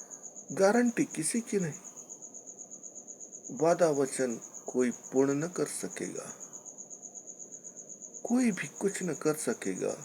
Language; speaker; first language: Hindi; native; Hindi